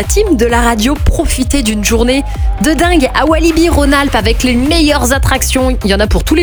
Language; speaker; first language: French; native; French